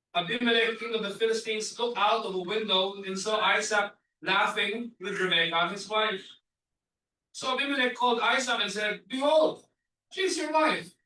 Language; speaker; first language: English; non-native, local second language; Filipino